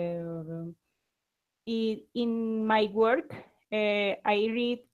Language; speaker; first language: English; non-native, learner; Spanish